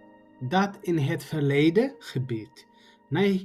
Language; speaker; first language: Dutch; non-native, learner; Tigrinya